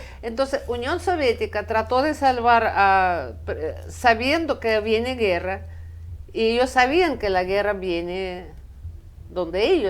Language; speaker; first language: Spanish; non-native, fluent; Russian